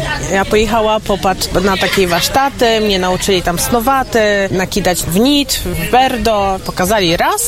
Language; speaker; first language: Polish; non-native, local second language; Ukrainian